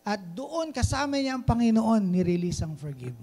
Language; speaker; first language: Filipino; native; Filipino